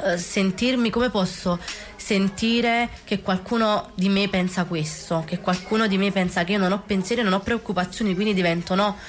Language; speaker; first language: Italian; native; Italian